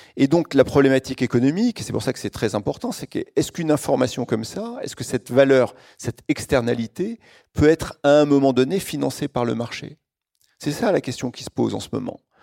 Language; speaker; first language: French; native; French